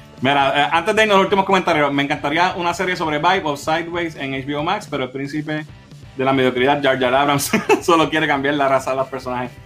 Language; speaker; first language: Spanish; native; Spanish